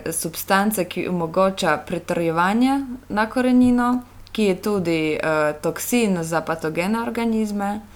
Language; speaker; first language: Slovenian; non-native, fluent; Polish